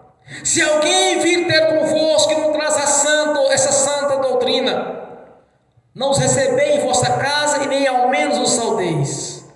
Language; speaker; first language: Portuguese; native; Portuguese